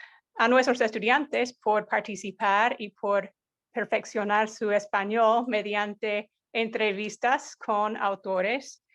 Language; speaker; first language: Spanish; non-native, fluent; English